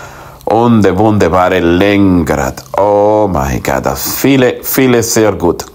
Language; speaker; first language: German; non-native, learner; Spanish